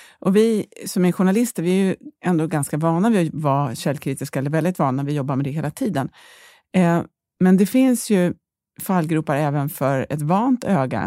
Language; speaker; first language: Swedish; native; Swedish